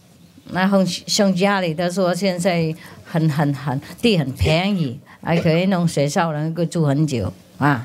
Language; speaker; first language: Chinese; non-native, fluent; Vietnamese